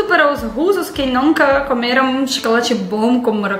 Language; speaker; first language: Portuguese; non-native, learner; Russian